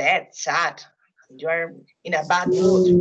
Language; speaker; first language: English; non-native, fluent; Spanish